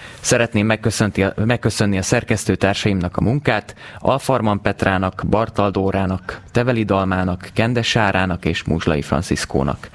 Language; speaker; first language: Hungarian; native; Hungarian